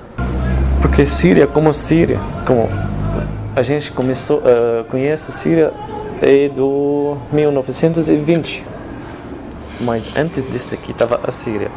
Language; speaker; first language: Portuguese; non-native, learner; Arabic